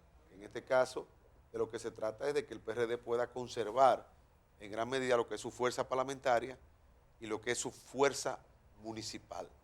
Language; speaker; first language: Spanish; native; Spanish